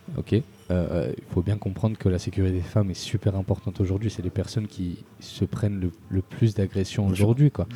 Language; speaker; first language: French; native; French